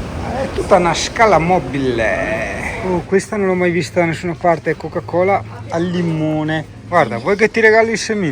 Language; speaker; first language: Italian; native; Italian